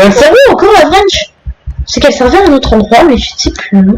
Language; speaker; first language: French; native; French